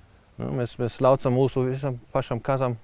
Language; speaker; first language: Latvian; non-native, learner; German